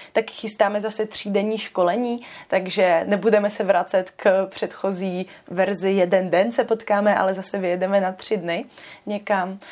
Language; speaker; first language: Czech; native; Czech